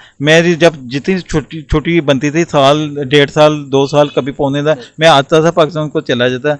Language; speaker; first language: Urdu; non-native, local second language; Punjabi